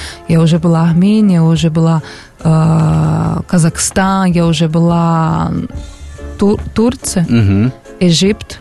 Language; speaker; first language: Russian; non-native, learner; Portuguese